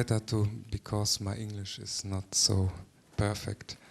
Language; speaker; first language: English; non-native, learner; German